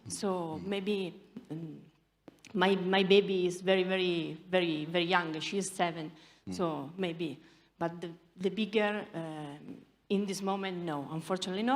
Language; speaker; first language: English; non-native, learner; Italian